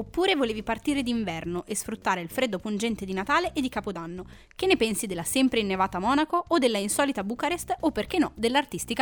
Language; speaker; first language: Italian; native; Italian